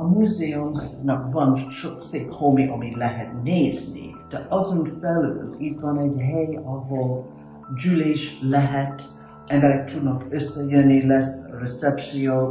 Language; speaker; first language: Hungarian; early bilingual, heritage; Hungarian